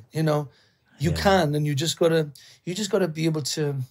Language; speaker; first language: English; native; English